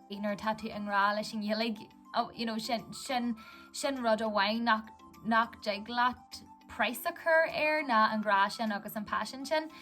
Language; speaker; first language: Irish; non-native, local second language; English